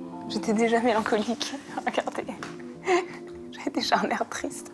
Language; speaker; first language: French; native; French